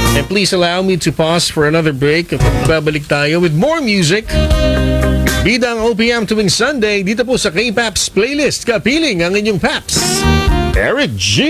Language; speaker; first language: Filipino; native; Filipino